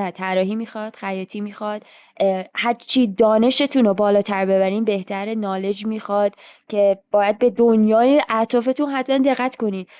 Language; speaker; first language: Persian; native; Persian